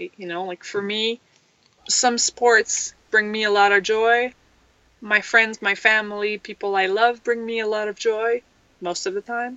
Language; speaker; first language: English; non-native, fluent; French